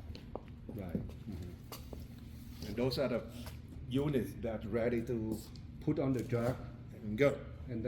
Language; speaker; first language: English; non-native, fluent; Vietnamese